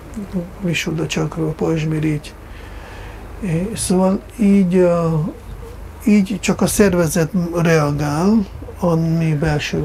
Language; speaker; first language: Hungarian; non-native, fluent; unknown